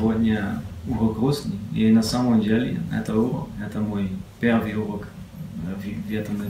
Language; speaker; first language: Russian; non-native, learner; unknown